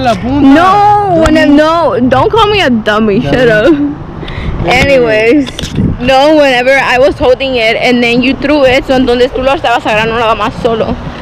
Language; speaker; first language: English; early bilingual, other home language; Spanish